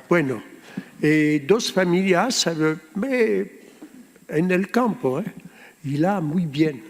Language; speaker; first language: Spanish; early bilingual, heritage; French